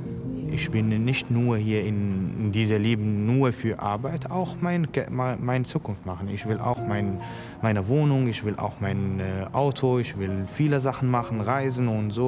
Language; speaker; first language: German; non-native, learner; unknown